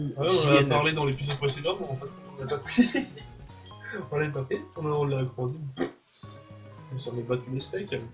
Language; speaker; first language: French; native; French